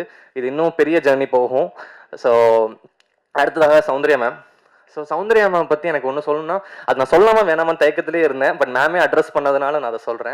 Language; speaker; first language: Tamil; native; Tamil